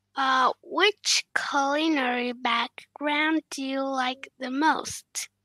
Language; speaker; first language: English; non-native, learner; Vietnamese